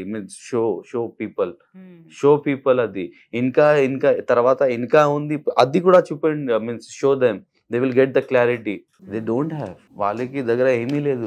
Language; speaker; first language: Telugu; non-native, learner; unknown